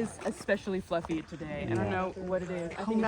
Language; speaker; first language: English; native; English